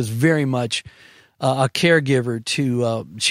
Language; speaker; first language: English; native; English